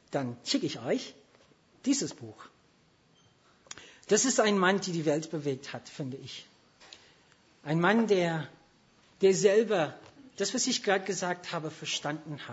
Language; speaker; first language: German; non-native, fluent; English